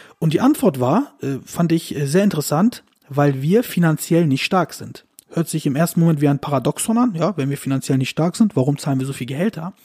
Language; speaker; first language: German; early bilingual, other home language; Turkish